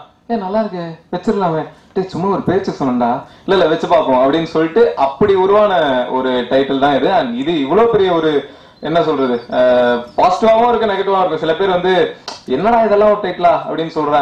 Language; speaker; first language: Tamil; native; Tamil